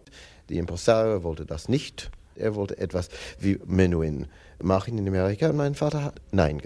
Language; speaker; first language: German; non-native, learner; English